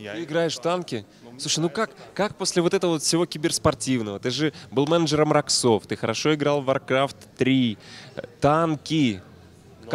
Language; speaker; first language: Russian; native; Russian